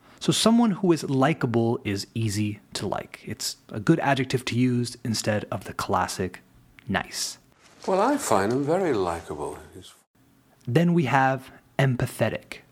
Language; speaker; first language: English; native; English